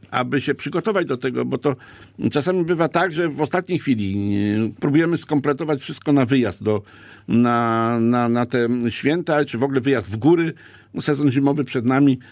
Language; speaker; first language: Polish; native; Polish